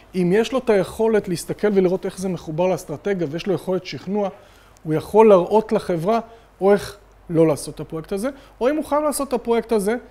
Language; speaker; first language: Hebrew; native; Hebrew